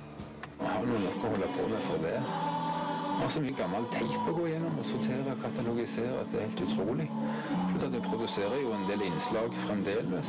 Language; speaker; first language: Norwegian; native; Norwegian